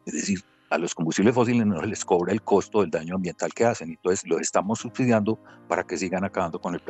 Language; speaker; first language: Spanish; native; Spanish